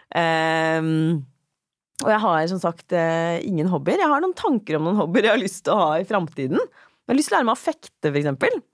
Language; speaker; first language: Norwegian; native; Norwegian